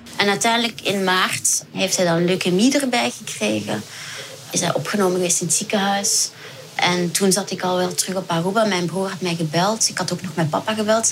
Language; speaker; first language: Dutch; native; Dutch